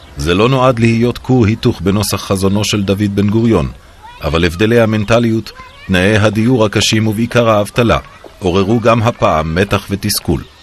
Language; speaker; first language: Hebrew; native; Hebrew